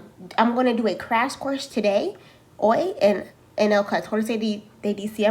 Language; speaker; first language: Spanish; non-native, learner; English